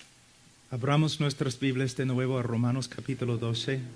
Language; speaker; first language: Spanish; non-native, fluent; English